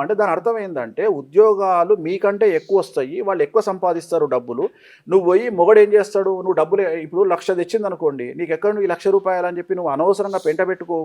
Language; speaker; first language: Telugu; native; Telugu